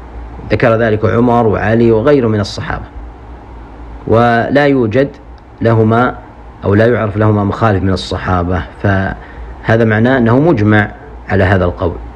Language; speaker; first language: Arabic; native; Arabic